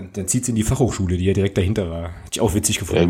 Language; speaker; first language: German; native; German